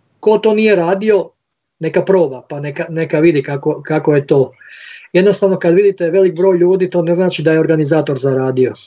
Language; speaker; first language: Croatian; native; Croatian